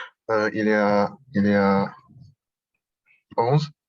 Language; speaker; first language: French; non-native, learner; Chinese